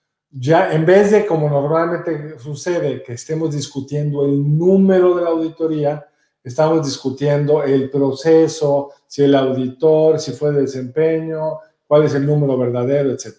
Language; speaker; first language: Spanish; native; Spanish